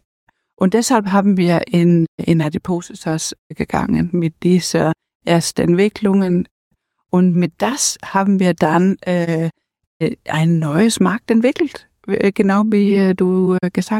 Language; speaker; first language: German; non-native, learner; Danish